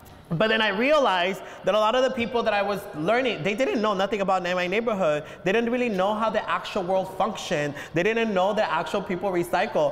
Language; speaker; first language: English; early bilingual, other home language; Spanish